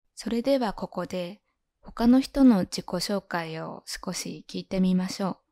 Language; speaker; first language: Japanese; native; Japanese